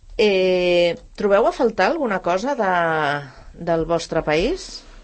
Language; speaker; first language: Catalan; native; Catalan